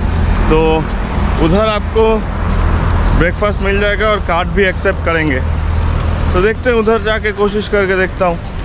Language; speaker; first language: Hindi; non-native, local second language; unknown